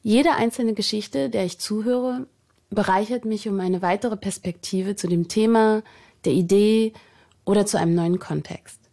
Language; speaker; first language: German; native; German